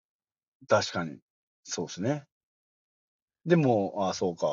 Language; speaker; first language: Japanese; native; Japanese